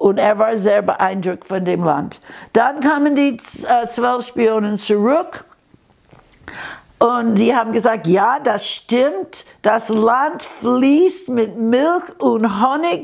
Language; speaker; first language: German; non-native, fluent; English